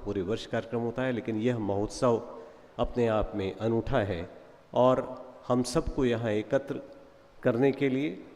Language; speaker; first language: Hindi; native; Hindi